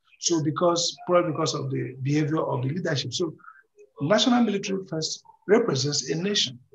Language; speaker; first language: English; non-native, local second language; Igbo